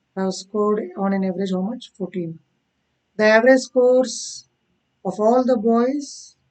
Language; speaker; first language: English; non-native, local second language; Kannada